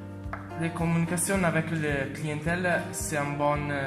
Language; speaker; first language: French; non-native, learner; Italian